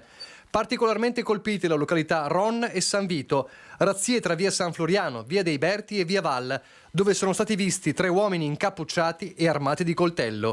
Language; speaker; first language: Italian; native; Italian